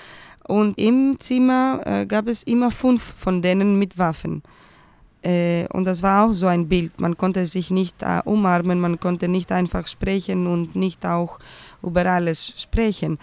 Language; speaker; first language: German; non-native, fluent; Greek